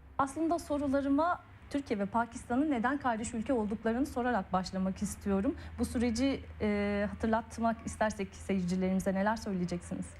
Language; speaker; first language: Turkish; native; Turkish